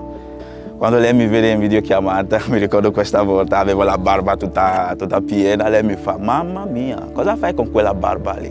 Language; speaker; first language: Italian; non-native, fluent; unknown